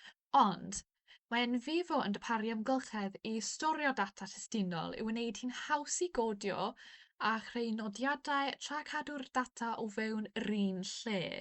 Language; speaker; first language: Welsh; non-native, local second language; English